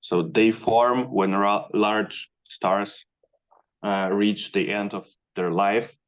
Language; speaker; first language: English; non-native, fluent; Polish